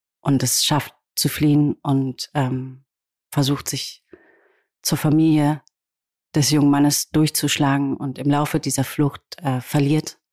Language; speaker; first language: German; native; German